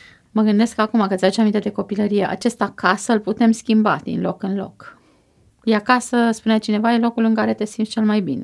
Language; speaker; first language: Romanian; native; Romanian